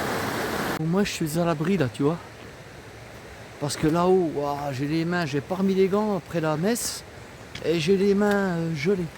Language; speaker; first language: French; native; French